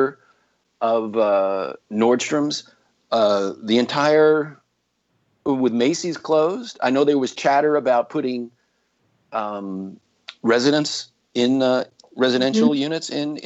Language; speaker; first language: English; native; English